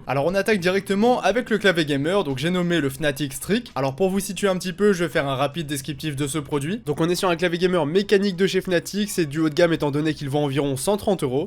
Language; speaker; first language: French; native; French